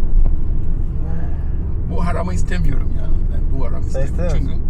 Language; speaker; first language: Turkish; non-native, fluent; Yoruba